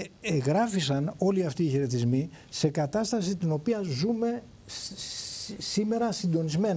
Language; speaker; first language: Greek; native; Greek